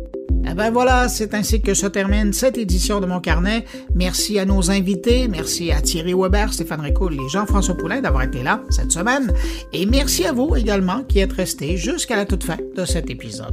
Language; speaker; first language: French; native; French